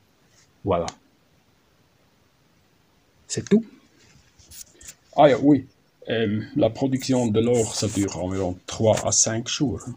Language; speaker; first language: French; non-native, learner; German